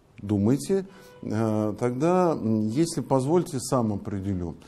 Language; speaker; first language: Russian; native; Russian